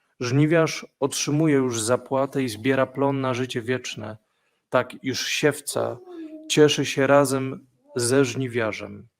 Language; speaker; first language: Polish; native; Polish